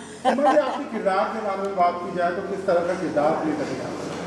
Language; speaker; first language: Hindi; native; Hindi